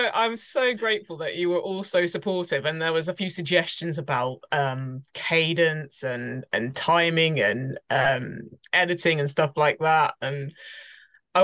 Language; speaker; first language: English; native; English